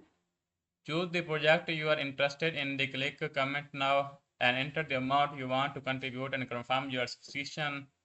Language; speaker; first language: English; non-native, learner; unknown